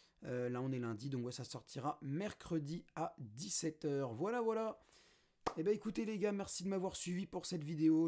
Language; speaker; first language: French; native; French